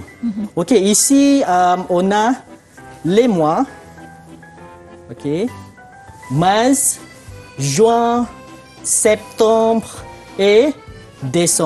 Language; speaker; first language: French; non-native, fluent; Malay